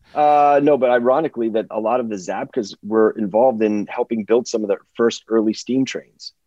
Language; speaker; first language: English; early bilingual, other home language; Czech